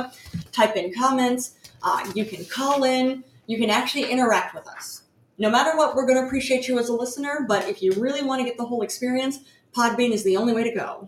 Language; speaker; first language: English; native; English